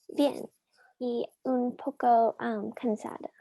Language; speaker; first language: Spanish; non-native, learner; English